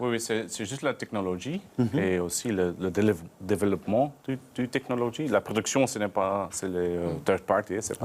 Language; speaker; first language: French; non-native, learner; Dutch